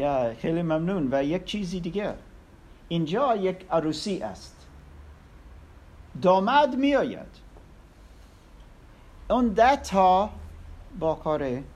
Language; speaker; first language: Persian; non-native, learner; English